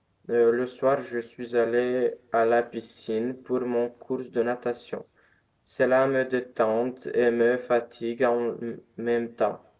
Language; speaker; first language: French; non-native, learner; Romanian